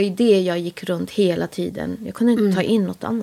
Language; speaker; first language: Swedish; early bilingual, other home language; Spanish